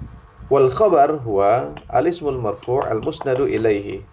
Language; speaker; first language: Arabic; non-native, fluent; Indonesian